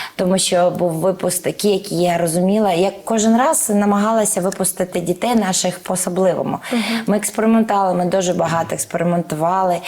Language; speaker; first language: Ukrainian; native; Ukrainian